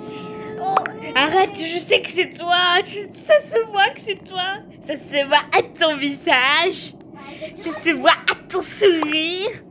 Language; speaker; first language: French; native; French